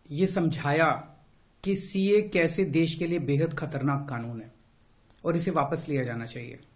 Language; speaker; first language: Hindi; native; Hindi